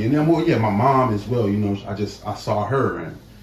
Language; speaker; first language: English; native; English